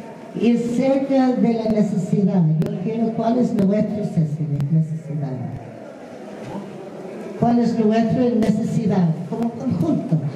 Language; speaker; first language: Spanish; non-native, fluent; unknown